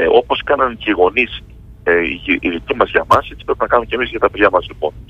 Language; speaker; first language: Greek; early bilingual, heritage; Greek